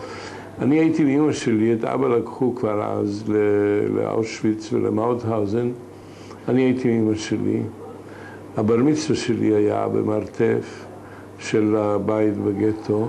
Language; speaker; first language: Hebrew; non-native, fluent; Hungarian